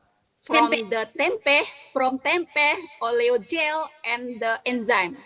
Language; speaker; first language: English; non-native, learner; Indonesian